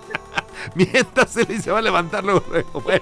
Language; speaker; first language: Spanish; native; Spanish